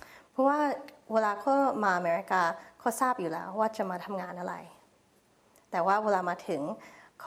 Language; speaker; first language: Thai; early bilingual, heritage; Thai